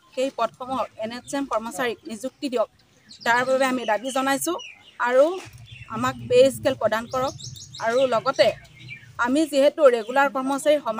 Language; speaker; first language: Assamese; native; Assamese